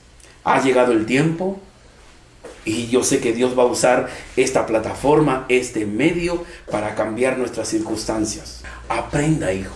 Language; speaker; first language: Spanish; native; Spanish